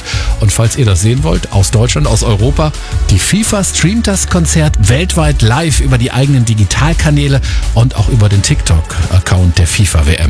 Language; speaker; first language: German; native; German